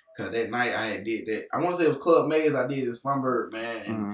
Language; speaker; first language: English; native; English